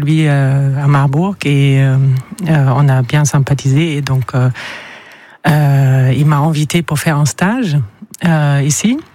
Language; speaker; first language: French; non-native, fluent; German